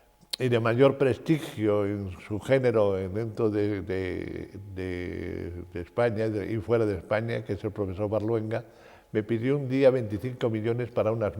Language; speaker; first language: Spanish; native; Spanish